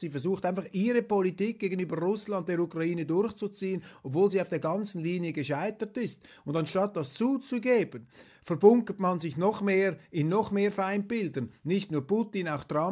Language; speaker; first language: German; native; German